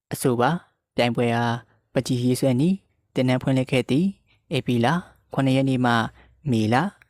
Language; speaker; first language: Burmese; native; Burmese